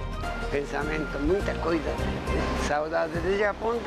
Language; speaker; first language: Portuguese; non-native, learner; Japanese